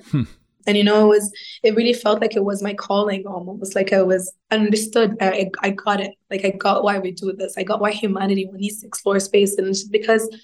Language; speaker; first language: English; non-native, fluent; Arabic